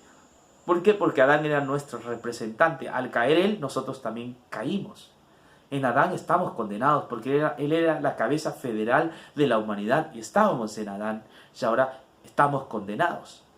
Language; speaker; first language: Spanish; native; Spanish